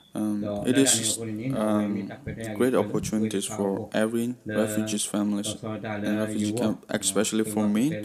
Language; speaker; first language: English; non-native, fluent; Burmese